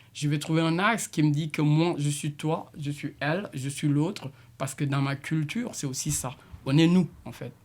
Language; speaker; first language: French; non-native, local second language; Jola-Fonyi